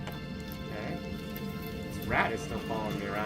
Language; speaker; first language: English; native; English